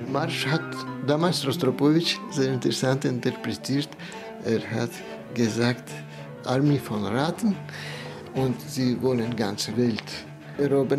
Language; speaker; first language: German; non-native, fluent; Russian